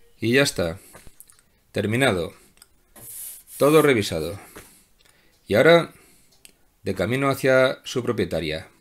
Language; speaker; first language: Spanish; native; Spanish